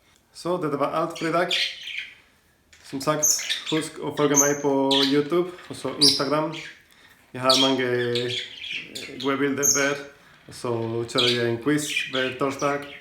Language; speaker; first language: Norwegian; non-native, learner; Spanish